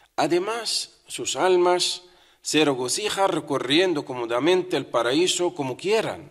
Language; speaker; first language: Spanish; non-native, fluent; Arabic